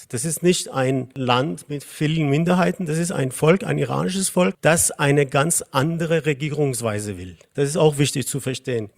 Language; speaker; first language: German; non-native, fluent; Persian